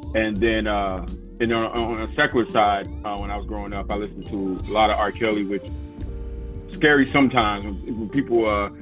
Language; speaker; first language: English; native; English